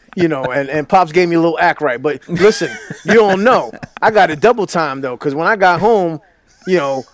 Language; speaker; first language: English; early bilingual, other home language; Spanish